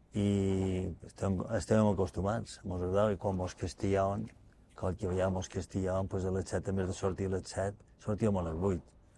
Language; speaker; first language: Catalan; native; Catalan